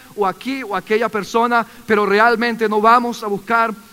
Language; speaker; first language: Spanish; native; Spanish